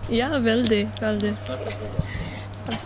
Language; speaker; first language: Norwegian; non-native, learner; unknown